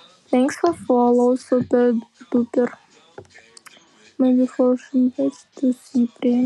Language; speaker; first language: English; non-native, learner; Russian